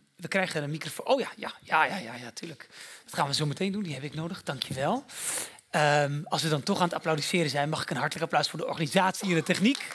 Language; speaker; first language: Dutch; native; Dutch